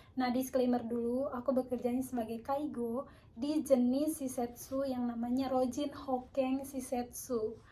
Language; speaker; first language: Indonesian; native; Indonesian